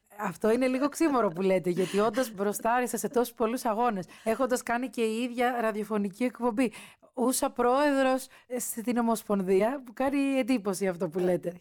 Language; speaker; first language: Greek; native; Greek